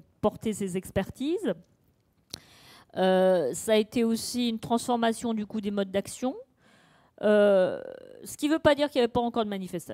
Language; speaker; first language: French; native; French